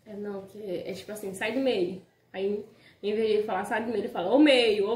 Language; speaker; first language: Portuguese; native; Portuguese